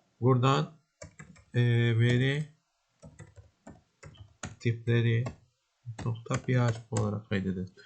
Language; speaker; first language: Turkish; native; Turkish